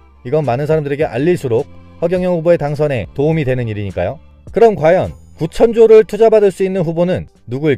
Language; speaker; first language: Korean; native; Korean